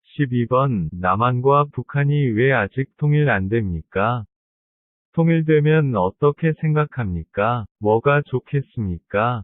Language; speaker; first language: Korean; non-native, learner; Vietnamese